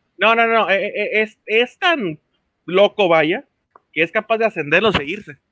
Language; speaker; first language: Spanish; native; Spanish